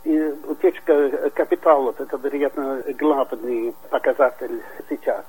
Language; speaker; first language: Russian; non-native, fluent; Swedish